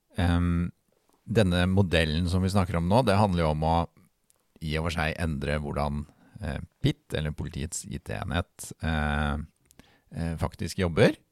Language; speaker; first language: Norwegian; native; Norwegian